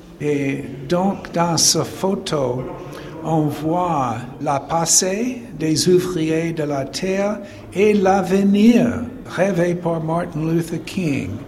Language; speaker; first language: French; non-native, fluent; English